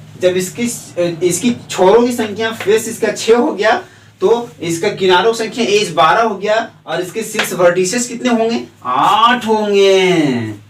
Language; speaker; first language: Hindi; native; Hindi